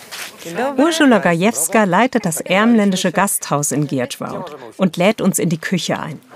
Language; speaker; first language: German; native; German